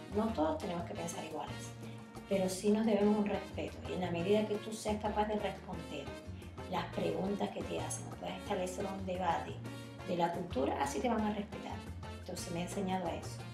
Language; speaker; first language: Spanish; native; Spanish